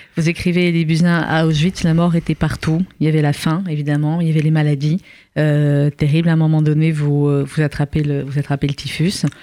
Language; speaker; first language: French; native; French